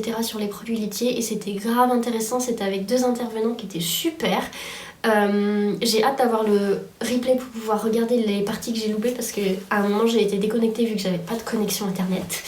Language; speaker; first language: French; native; French